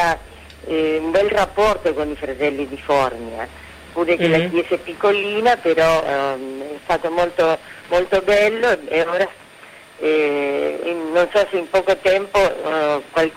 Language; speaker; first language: Italian; native; Italian